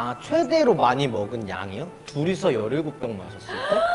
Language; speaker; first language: Korean; native; Korean